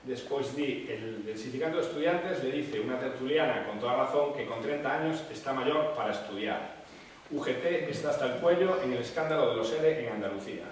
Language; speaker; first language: Spanish; native; Spanish